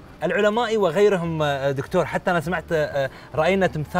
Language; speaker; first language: Arabic; native; Arabic